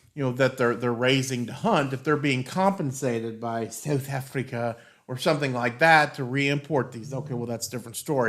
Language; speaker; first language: English; native; English